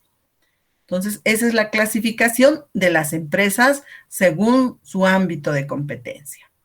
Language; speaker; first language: Spanish; native; Spanish